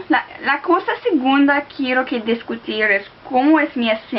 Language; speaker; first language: Spanish; non-native, learner; English